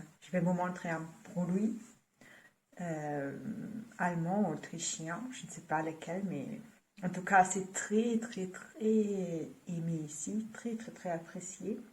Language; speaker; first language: French; non-native, fluent; German